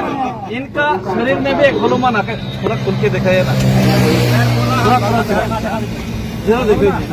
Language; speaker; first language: Hindi; non-native, local second language; Kok Borok